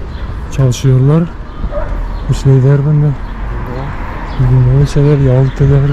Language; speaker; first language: Turkish; non-native, learner; Tatar